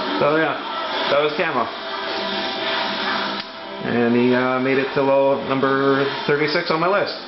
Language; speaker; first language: English; native; English